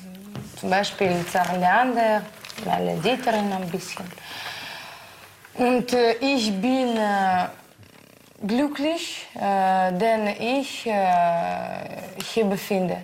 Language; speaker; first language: German; non-native, learner; Russian